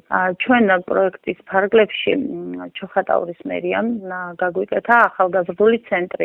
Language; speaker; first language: Georgian; native; Georgian